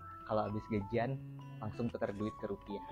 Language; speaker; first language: Indonesian; native; Indonesian